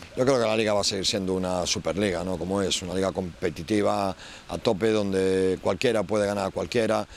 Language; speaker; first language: Spanish; native; Spanish